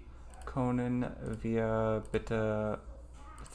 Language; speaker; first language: German; non-native, learner; English